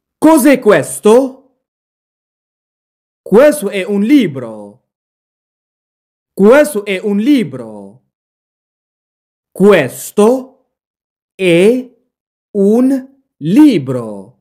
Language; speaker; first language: Italian; non-native, fluent; Arabic